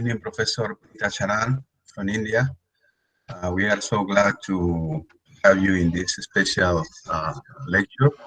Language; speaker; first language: English; non-native, fluent; Spanish